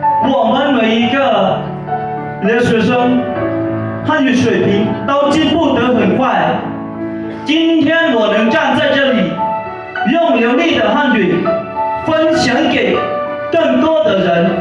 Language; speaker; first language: Chinese; non-native, learner; Lao